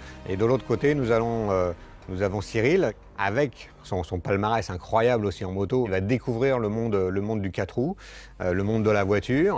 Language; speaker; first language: French; native; French